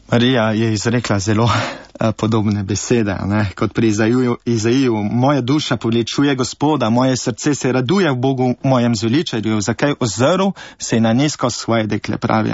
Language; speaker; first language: Slovenian; early bilingual, heritage; Slovenian